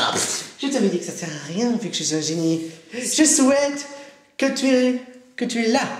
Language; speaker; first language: French; native; French